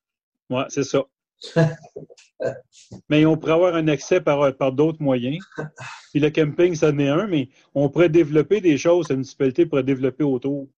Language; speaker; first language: French; native; French